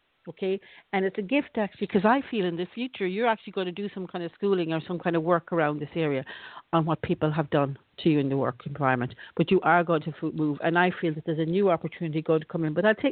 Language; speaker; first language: English; native; English